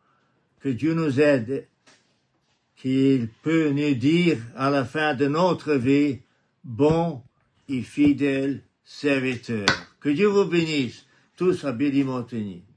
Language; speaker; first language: French; non-native, fluent; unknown